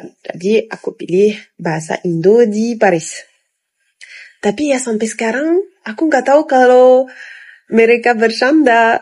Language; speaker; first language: Indonesian; non-native, fluent; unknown